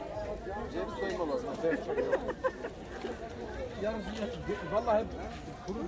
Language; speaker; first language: Turkish; native; Turkish